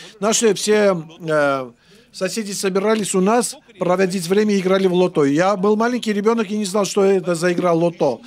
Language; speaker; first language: Russian; non-native, local second language; Armenian